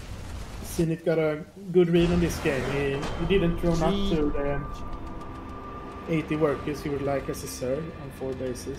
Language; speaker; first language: English; non-native, fluent; Swedish